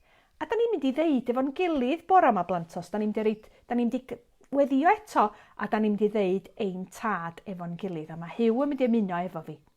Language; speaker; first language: Welsh; native; Welsh